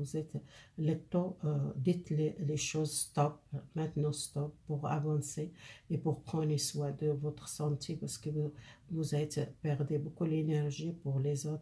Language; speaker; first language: French; non-native, fluent; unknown